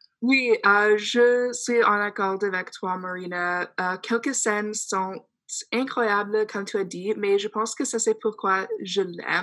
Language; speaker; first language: French; non-native, fluent; English